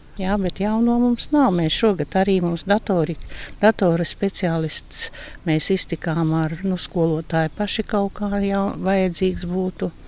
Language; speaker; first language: Latvian; native; Latvian